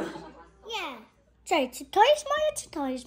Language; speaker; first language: Polish; early bilingual, heritage; Polish